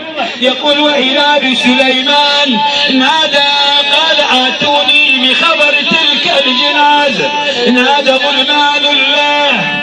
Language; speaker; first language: Arabic; native; Arabic